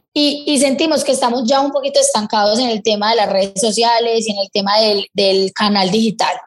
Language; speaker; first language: Spanish; native; Spanish